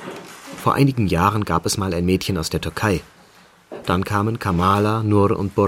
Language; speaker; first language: German; native; German